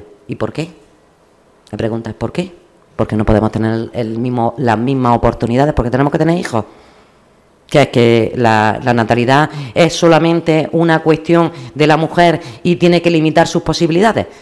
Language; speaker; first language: Spanish; native; Spanish